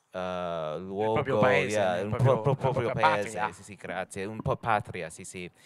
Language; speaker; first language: Italian; non-native, learner; English